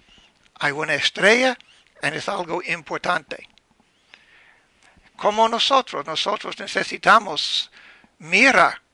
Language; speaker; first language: Spanish; non-native, learner; English